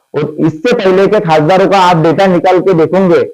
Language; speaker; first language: Hindi; non-native, local second language; Marathi